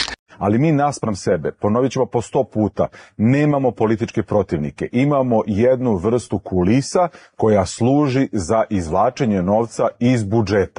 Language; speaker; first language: Serbian; native; Serbian